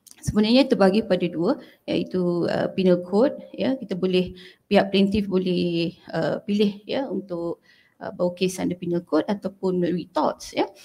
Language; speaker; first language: Malay; native; Malay